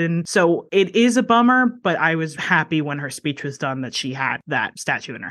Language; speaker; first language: English; native; English